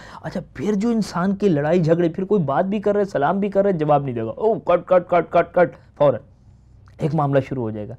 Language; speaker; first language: Urdu; native; Urdu